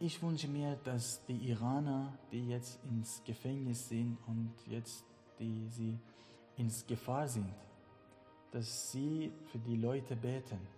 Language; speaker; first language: German; non-native, learner; Persian